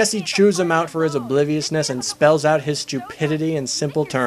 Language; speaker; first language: English; native; English